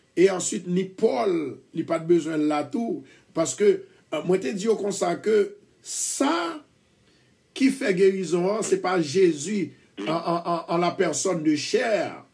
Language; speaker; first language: French; non-native, local second language; Haitian Creole